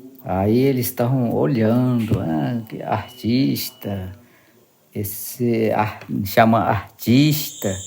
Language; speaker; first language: Portuguese; non-native, local second language; Yanomámi